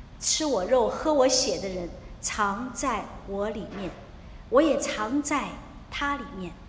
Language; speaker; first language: Chinese; non-native, local second language; Cantonese